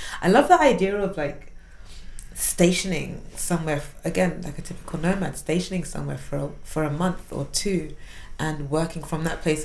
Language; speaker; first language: English; native; English